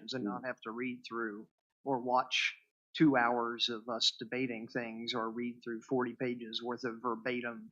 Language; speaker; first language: English; native; English